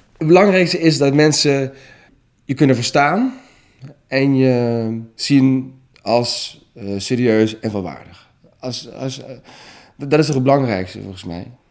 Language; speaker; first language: Dutch; native; Dutch